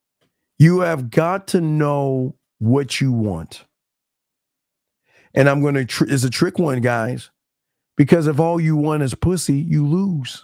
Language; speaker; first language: English; native; English